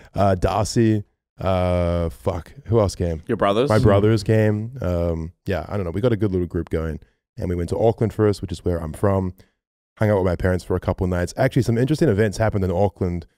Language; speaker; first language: English; native; English